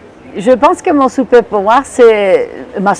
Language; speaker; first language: French; non-native, fluent; Spanish